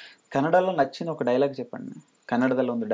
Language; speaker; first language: Telugu; native; Telugu